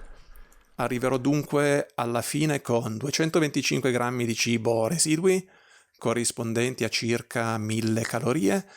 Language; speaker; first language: Italian; native; Italian